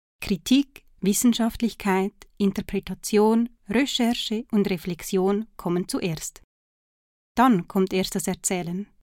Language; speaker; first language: German; native; German